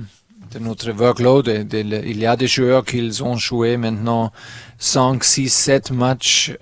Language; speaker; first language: French; non-native, learner; German